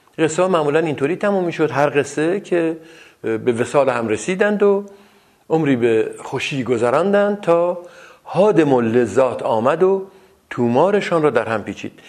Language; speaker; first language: Persian; non-native, local second language; Azerbaijani